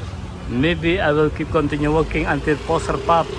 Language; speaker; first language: English; non-native, local second language; Indonesian